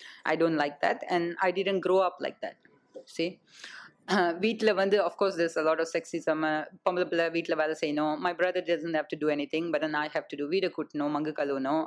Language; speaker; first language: English; non-native, local second language; Tamil